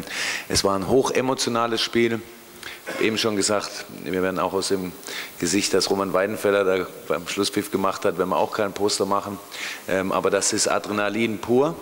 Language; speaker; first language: German; native; German